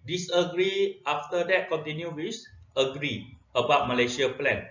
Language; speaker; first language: English; non-native, local second language; Malay